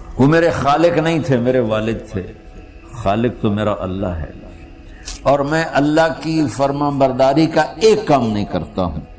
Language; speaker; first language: Urdu; non-native, local second language; Punjabi